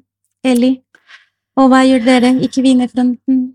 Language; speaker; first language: Norwegian; non-native, fluent; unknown